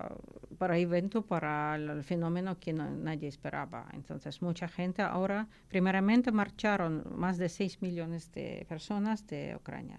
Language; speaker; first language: Spanish; non-native, learner; Ukrainian